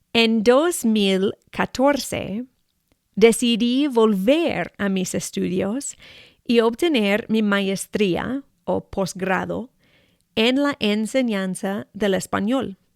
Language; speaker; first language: Spanish; non-native, fluent; English